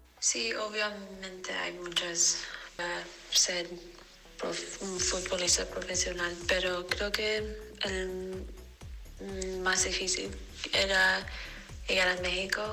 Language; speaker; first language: Spanish; non-native, learner; English